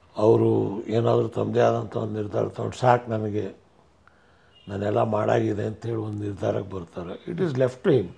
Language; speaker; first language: Kannada; non-native, local second language; Urdu